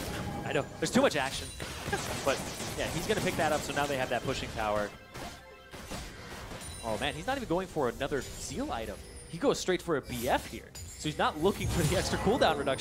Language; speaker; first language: English; native; English